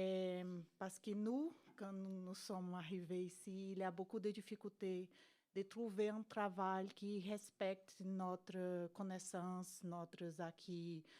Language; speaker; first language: French; non-native, fluent; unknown